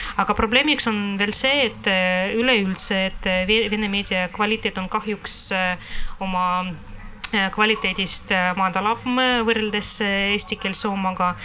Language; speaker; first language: Estonian; non-native, local second language; Russian